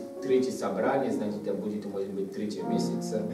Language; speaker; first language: Russian; non-native, fluent; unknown